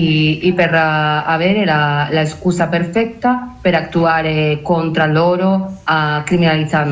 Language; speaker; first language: Italian; non-native, learner; Spanish